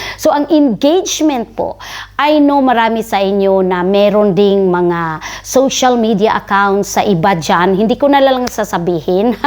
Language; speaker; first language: Filipino; non-native, local second language; Cebuano